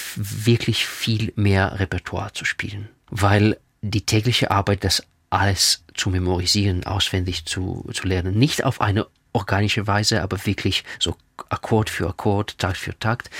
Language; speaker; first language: German; non-native, fluent; Russian